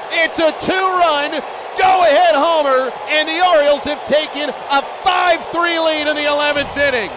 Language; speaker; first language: English; native; English